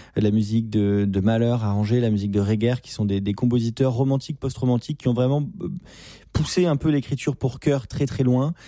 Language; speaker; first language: French; native; French